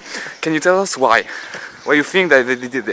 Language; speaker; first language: English; non-native, learner; French